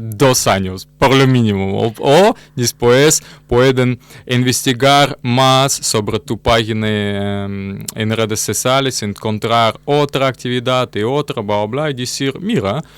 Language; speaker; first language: Spanish; non-native, learner; Russian